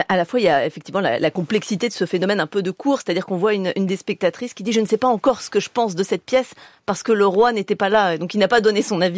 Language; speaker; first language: French; native; French